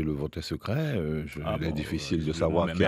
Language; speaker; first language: French; native; French